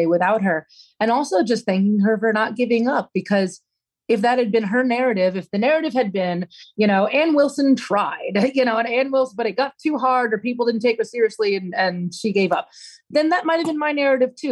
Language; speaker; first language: English; native; English